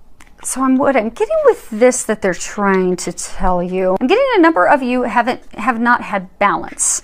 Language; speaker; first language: English; native; English